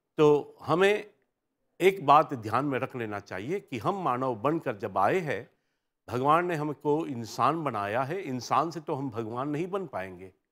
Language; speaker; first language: Hindi; early bilingual, heritage; Hindi